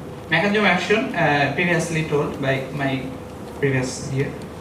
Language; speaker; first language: English; non-native, local second language; Bangla